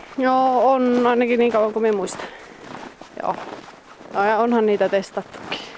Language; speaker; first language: Finnish; native; Finnish